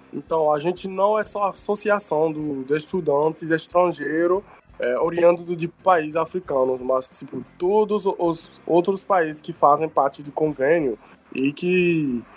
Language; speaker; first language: Portuguese; non-native, fluent; Yoruba